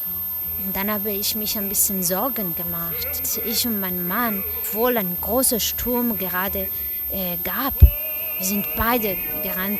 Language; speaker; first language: German; non-native, learner; Italian